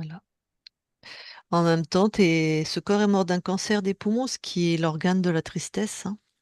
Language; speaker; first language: French; native; French